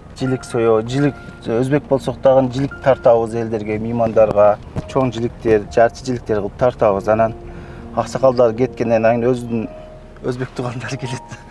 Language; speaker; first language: Kyrgyz; non-native, local second language; Uzbek